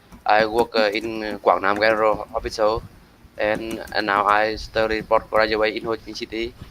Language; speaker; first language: English; non-native, learner; Vietnamese